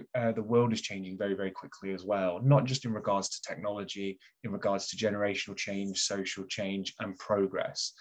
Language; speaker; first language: English; native; English